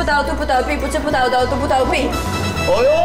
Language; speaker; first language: Chinese; non-native, fluent; Russian